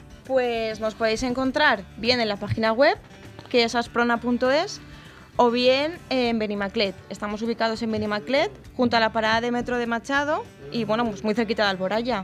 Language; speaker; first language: Spanish; native; Spanish